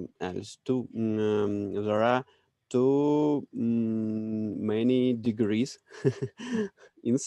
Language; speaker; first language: English; non-native, learner; Russian